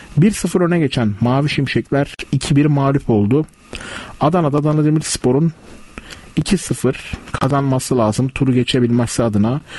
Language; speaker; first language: Turkish; native; Turkish